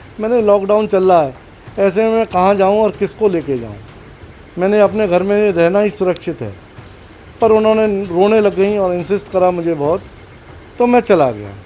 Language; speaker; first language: Hindi; native; Hindi